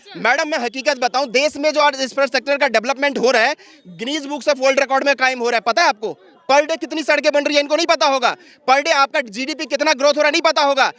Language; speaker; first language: Hindi; native; Hindi